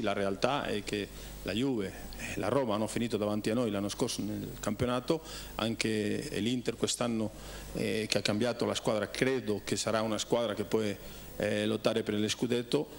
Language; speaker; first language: Italian; non-native, fluent; Spanish